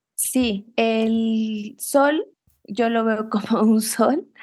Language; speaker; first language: Spanish; native; Spanish